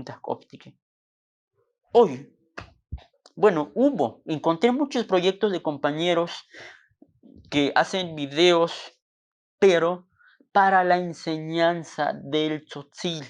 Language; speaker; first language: Spanish; non-native, local second language; Tzotzil